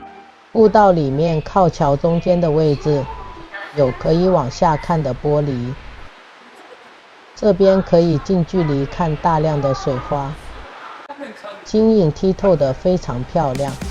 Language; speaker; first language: Chinese; native; Chinese